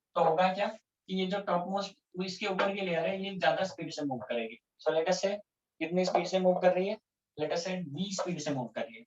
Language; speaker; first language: Hindi; non-native, local second language; Gujarati